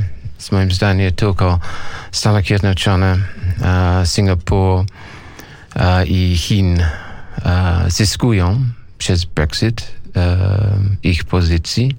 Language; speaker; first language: Polish; non-native, learner; English